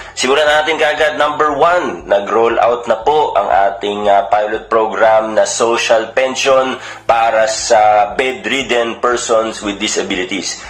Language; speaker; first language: Filipino; native; Filipino